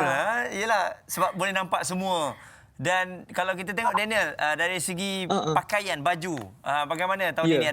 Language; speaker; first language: Malay; native; Malay